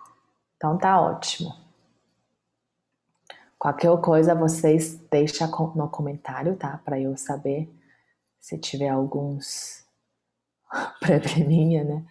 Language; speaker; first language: Portuguese; non-native, fluent; Chinese